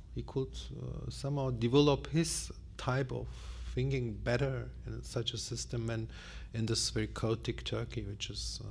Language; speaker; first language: English; non-native, fluent; Turkish